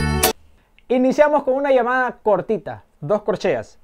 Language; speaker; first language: Spanish; native; Spanish